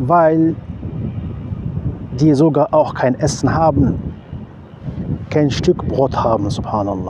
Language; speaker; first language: German; non-native, fluent; Arabic